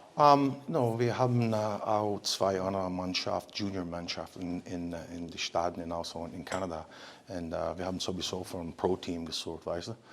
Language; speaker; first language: German; non-native, learner; English